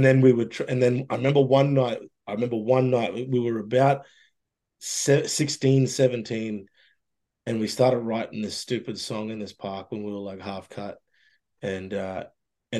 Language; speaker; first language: English; native; English